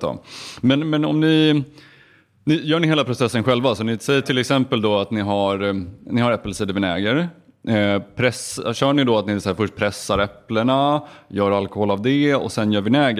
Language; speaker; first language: Swedish; native; Swedish